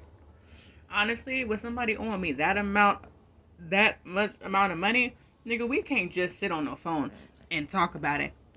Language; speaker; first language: English; native; English